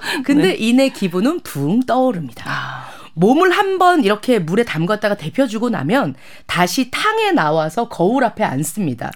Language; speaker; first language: Korean; native; Korean